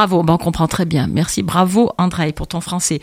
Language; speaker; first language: French; native; French